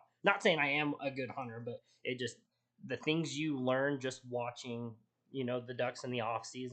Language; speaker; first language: English; native; English